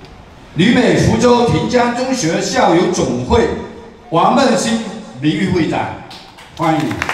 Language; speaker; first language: Chinese; native; Chinese